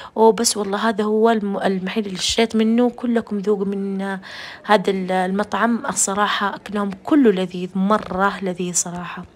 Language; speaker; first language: Arabic; non-native, fluent; Urdu